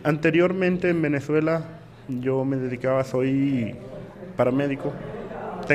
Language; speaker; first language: Spanish; native; Spanish